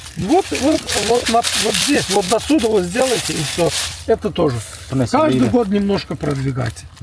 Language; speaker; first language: Russian; non-native, local second language; Azerbaijani